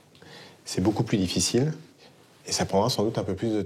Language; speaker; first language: French; native; French